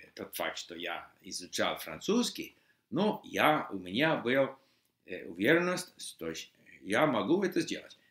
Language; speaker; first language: Russian; non-native, fluent; English